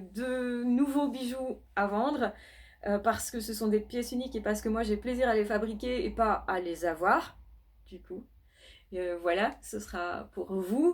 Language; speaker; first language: French; native; French